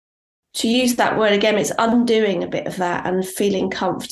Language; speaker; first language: English; native; English